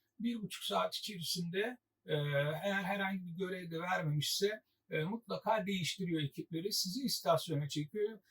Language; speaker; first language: Turkish; native; Turkish